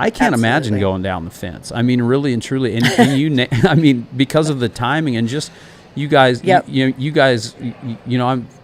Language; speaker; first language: English; native; English